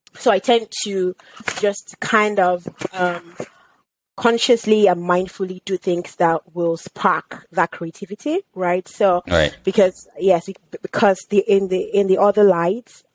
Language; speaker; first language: English; non-native, local second language; Yoruba